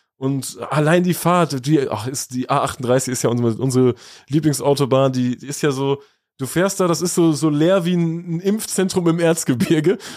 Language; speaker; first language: German; native; German